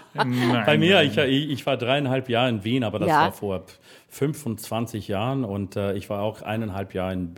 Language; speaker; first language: German; non-native, fluent; English